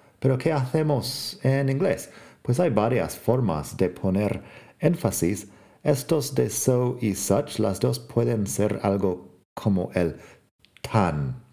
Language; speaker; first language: Spanish; non-native, fluent; English